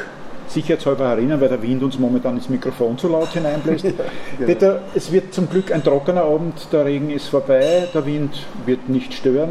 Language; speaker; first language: German; native; German